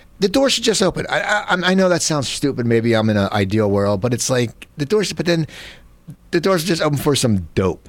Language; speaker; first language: English; native; English